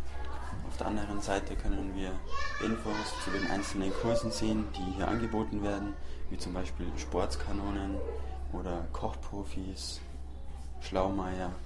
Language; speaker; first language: German; native; German